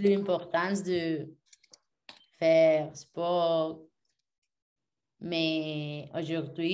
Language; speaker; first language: French; non-native, learner; Spanish